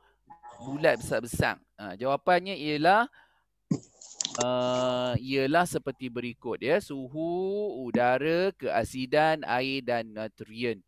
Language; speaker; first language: Malay; native; Malay